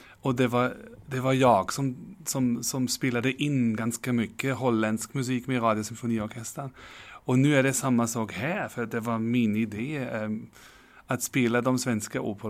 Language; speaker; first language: Swedish; non-native, fluent; German